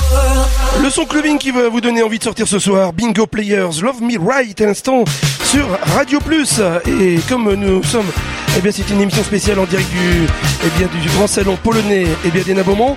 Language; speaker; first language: French; native; French